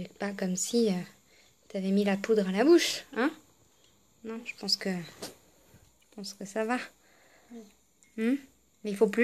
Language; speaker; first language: French; native; French